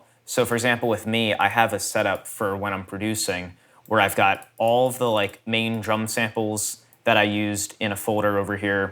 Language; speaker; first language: English; native; English